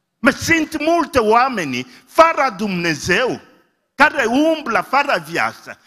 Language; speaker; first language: Romanian; non-native, fluent; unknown